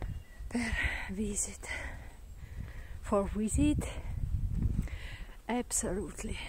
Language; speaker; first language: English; non-native, learner; Russian